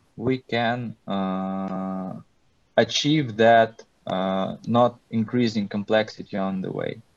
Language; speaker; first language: English; non-native, fluent; Russian